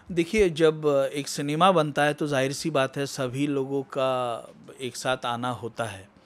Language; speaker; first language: Hindi; non-native, local second language; Marathi